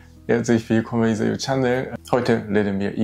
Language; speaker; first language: German; non-native, learner; Japanese